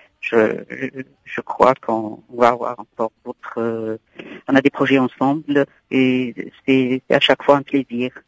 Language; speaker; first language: French; non-native, local second language; Arabic